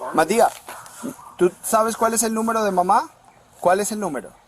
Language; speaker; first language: Spanish; early bilingual, heritage; Spanish